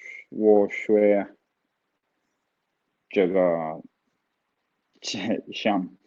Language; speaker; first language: Chinese; non-native, learner; Swedish